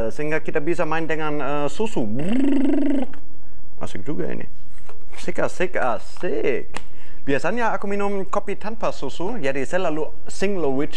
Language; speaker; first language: Indonesian; non-native, fluent; German